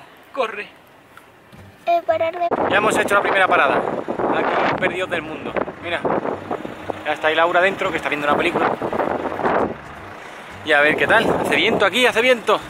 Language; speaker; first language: Spanish; native; Spanish